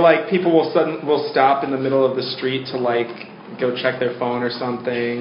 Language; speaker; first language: English; native; English